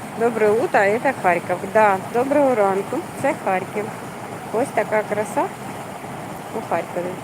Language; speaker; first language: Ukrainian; native; Ukrainian